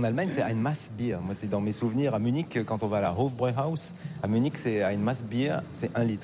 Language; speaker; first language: French; native; French